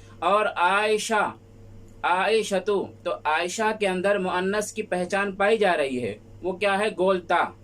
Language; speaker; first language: Urdu; native; Urdu